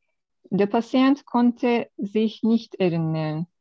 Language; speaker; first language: German; non-native, learner; Turkish